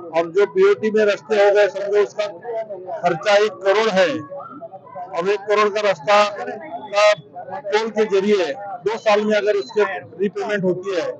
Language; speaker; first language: Hindi; non-native, local second language; Marathi